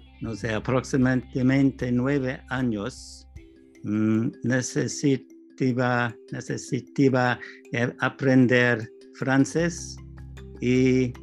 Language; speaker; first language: Spanish; non-native, learner; English